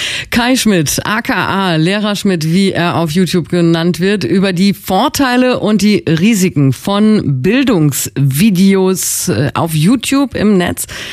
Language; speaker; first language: German; native; German